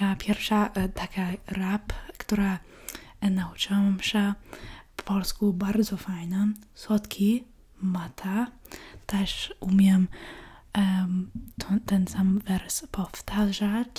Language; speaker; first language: Polish; early bilingual, heritage; English